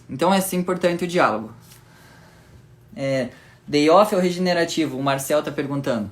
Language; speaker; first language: Portuguese; native; Portuguese